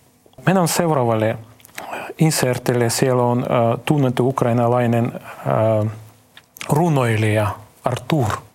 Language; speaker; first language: Finnish; non-native, fluent; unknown